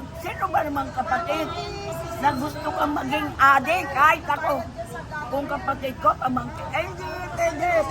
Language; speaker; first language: Filipino; non-native, local second language; Iloko